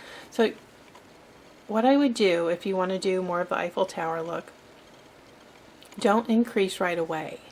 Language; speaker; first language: English; native; English